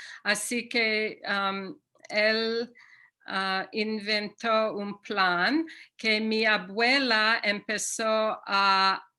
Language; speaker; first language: Spanish; non-native, fluent; English